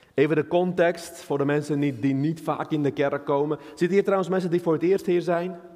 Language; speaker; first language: Dutch; non-native, fluent; Armenian